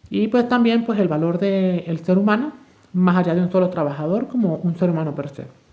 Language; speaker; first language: Spanish; native; Spanish